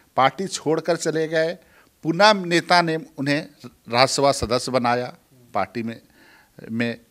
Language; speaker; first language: Hindi; native; Hindi